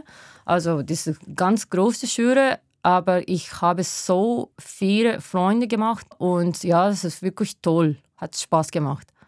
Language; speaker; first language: German; non-native, learner; Japanese